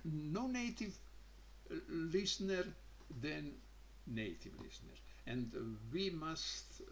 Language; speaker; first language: English; non-native, learner; Croatian